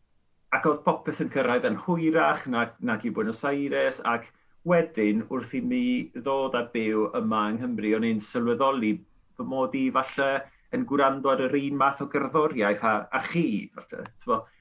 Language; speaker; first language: Welsh; non-native, fluent; Spanish